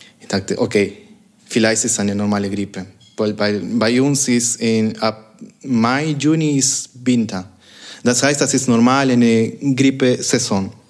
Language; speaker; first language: German; non-native, fluent; Spanish